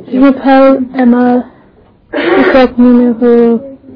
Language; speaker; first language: French; non-native, learner; English